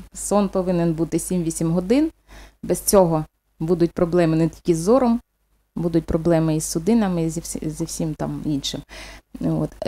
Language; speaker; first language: Ukrainian; non-native, local second language; Russian